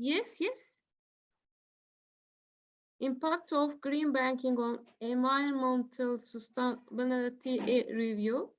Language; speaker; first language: English; non-native, learner; Turkish